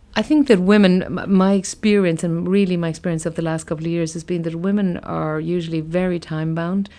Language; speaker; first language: English; native; English